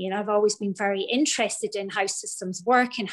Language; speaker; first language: English; native; English